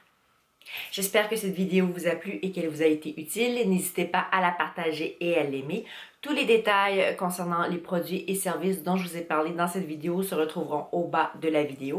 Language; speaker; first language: French; native; French